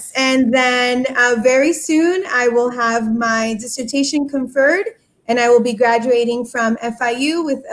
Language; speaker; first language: English; native; English